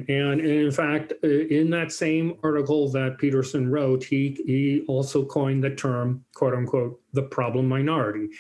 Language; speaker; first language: English; native; English